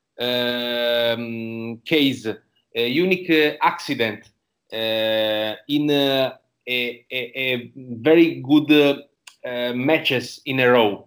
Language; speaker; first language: English; non-native, learner; Italian